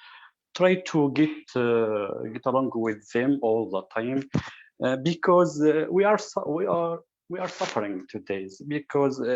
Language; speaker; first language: English; non-native, fluent; Arabic